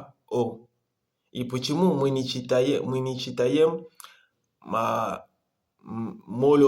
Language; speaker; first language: Russian; non-native, learner; Comorian